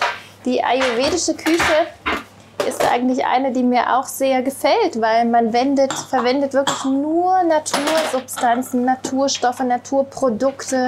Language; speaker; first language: German; native; German